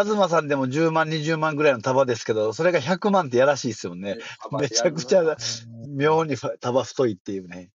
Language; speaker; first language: Japanese; native; Japanese